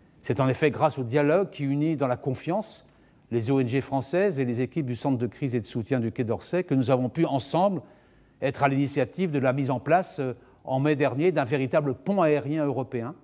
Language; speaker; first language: French; native; French